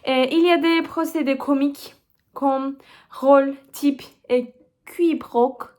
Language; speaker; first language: French; non-native, learner; Turkish